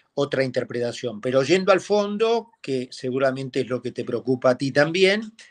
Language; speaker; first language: Spanish; native; Spanish